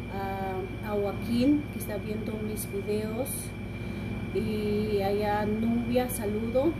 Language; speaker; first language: Spanish; non-native, local second language; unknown